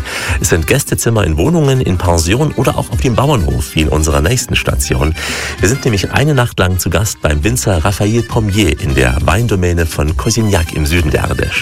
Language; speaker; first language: German; native; German